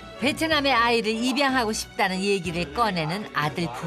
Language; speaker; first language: Korean; native; Korean